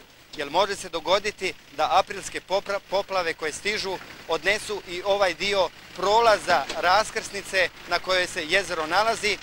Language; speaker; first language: Bosnian; native; Bosnian